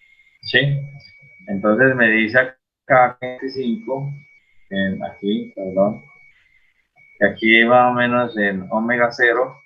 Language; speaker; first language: Spanish; native; Spanish